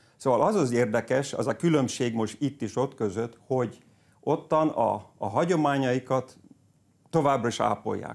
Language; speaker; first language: Hungarian; early bilingual, heritage; Hungarian